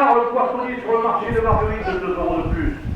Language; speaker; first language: French; native; French